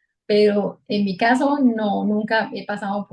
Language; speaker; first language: Spanish; native; Spanish